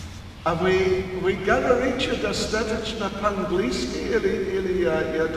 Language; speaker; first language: Russian; non-native, learner; English